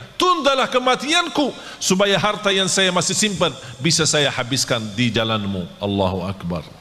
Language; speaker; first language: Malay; non-native, fluent; Arabic